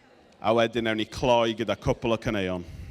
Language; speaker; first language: Welsh; native; Welsh